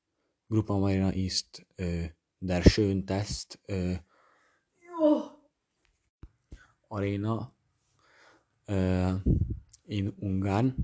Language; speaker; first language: German; non-native, learner; Hungarian